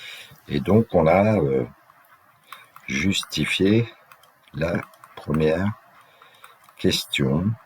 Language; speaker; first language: French; native; French